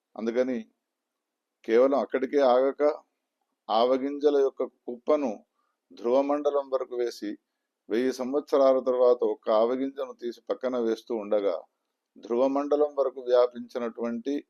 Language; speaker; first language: Telugu; native; Telugu